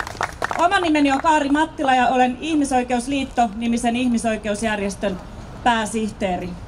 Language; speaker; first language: Finnish; native; Finnish